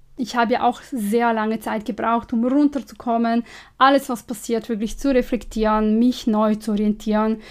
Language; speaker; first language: German; non-native, fluent; Serbian